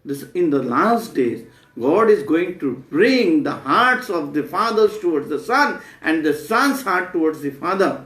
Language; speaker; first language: English; non-native, local second language; Marathi